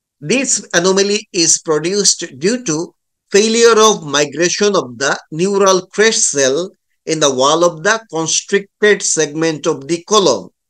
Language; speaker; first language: English; non-native, local second language; Bangla